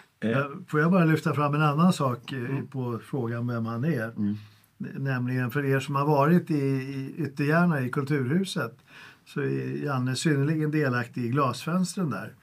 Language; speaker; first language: Swedish; native; Swedish